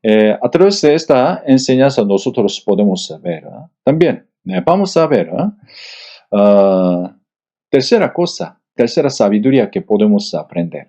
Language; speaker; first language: Spanish; non-native, fluent; Korean